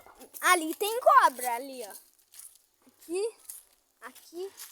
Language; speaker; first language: Portuguese; native; Portuguese